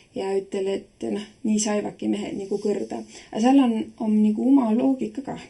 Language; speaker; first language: Estonian; native; Estonian